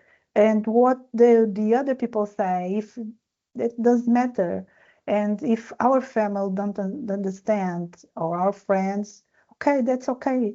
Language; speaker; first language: English; non-native, learner; Portuguese